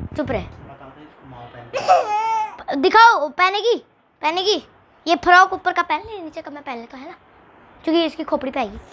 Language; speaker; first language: Hindi; native; Hindi